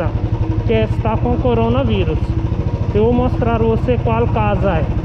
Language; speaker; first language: Portuguese; non-native, learner; Hindi